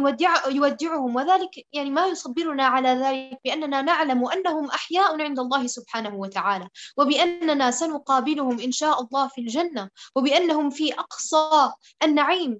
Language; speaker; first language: Arabic; native; Arabic